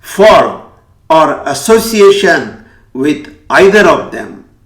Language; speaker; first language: English; non-native, local second language; Hindi